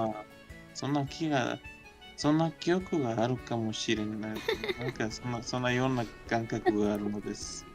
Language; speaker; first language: Japanese; non-native, learner; Spanish